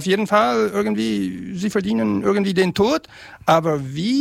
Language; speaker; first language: German; non-native, fluent; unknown